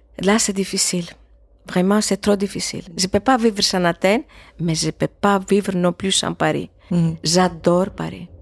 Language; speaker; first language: French; non-native, fluent; Greek